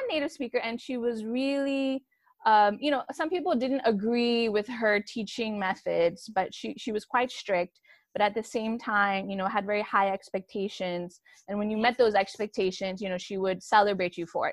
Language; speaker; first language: English; non-native, local second language; Urdu